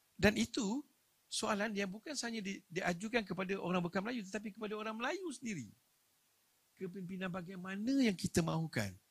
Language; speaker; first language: Malay; native; Malay